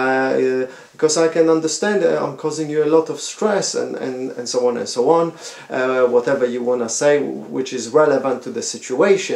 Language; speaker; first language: English; non-native, fluent; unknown